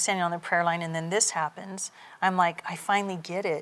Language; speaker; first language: English; native; English